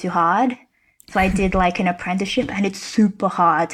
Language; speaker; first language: English; native; English